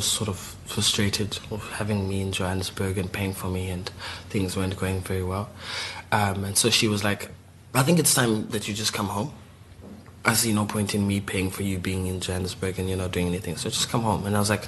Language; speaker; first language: English; non-native, local second language; Southern Sotho